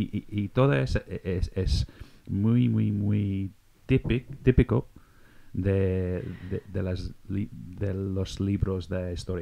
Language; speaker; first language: Spanish; non-native, fluent; English